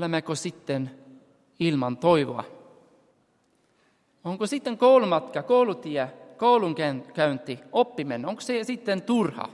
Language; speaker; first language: Finnish; non-native, fluent; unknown